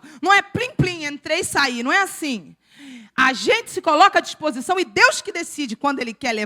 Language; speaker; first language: Portuguese; native; Portuguese